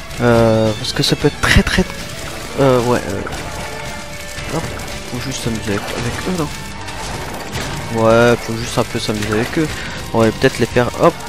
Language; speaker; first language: French; native; French